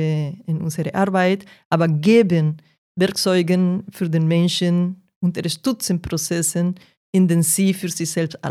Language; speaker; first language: German; non-native, fluent; Portuguese